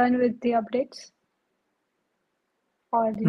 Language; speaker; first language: English; non-native, local second language; Gujarati